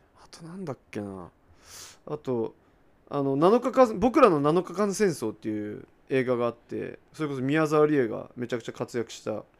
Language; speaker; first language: Japanese; native; Japanese